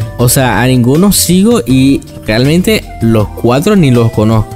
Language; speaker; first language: Spanish; native; Spanish